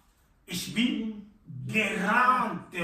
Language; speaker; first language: German; non-native, fluent; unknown